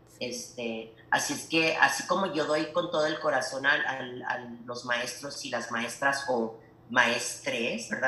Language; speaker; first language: Spanish; early bilingual, heritage; Spanish